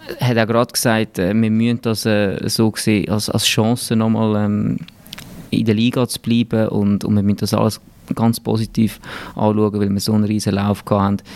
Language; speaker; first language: German; native; German